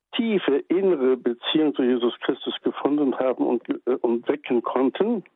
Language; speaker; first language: German; native; German